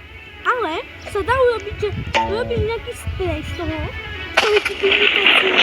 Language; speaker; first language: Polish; non-native, learner; Slovak